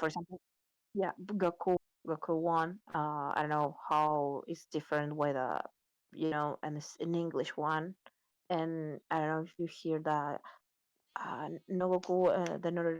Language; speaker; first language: English; non-native, learner; Spanish